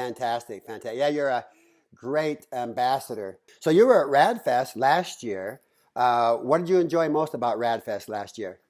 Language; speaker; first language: English; native; English